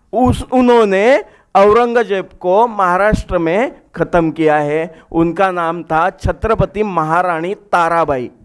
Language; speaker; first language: Hindi; non-native, local second language; Marathi